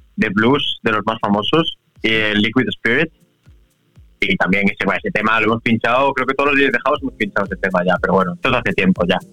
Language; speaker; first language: Spanish; native; Spanish